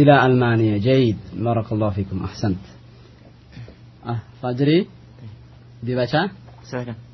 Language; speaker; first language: Arabic; non-native, fluent; Indonesian